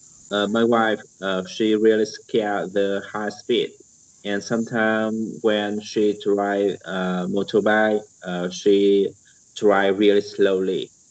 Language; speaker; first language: English; non-native, learner; Vietnamese